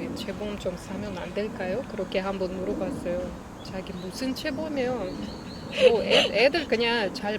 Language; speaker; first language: Korean; non-native, learner; Russian